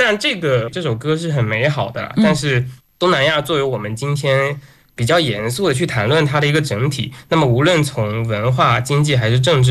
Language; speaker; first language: Chinese; native; Chinese